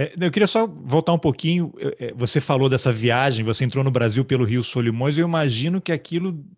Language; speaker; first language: Portuguese; native; Portuguese